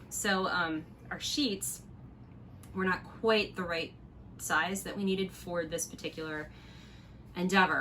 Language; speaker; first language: English; native; English